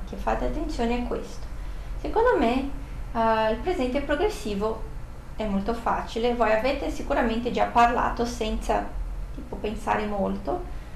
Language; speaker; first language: Italian; non-native, fluent; Portuguese